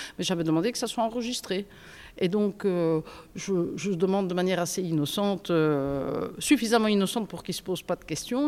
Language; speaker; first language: French; native; French